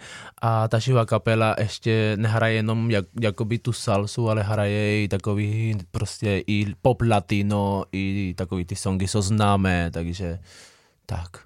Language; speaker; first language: Czech; non-native, fluent; Spanish